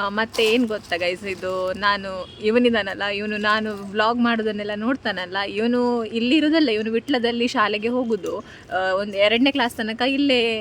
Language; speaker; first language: Kannada; non-native, local second language; Tulu